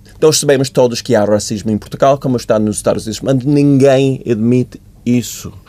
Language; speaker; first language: Portuguese; non-native, fluent; English